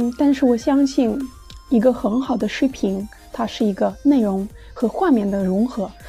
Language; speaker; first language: Chinese; non-native, fluent; Russian